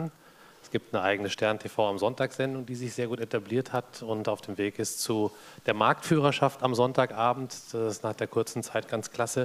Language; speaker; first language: German; native; German